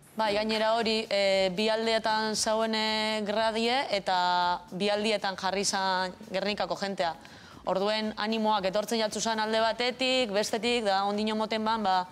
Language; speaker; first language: Basque; native; Basque